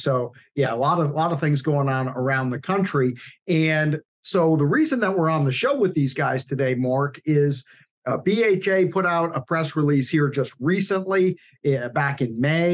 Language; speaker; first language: English; native; English